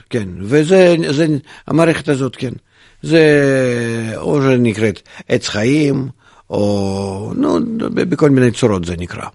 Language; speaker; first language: Hebrew; non-native, fluent; Russian